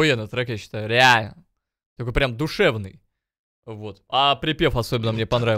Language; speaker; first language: Russian; native; Russian